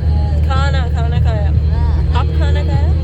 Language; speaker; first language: Hindi; non-native, local second language; Malayalam